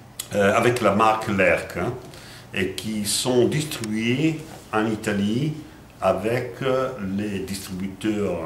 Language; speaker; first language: French; non-native, fluent; Italian